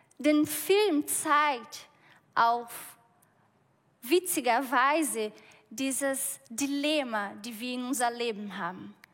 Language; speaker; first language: German; non-native, fluent; Portuguese